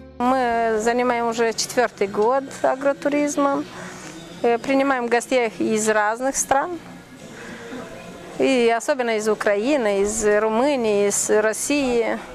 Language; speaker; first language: Russian; non-native, local second language; Romanian